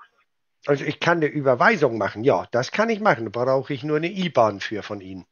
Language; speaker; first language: German; native; German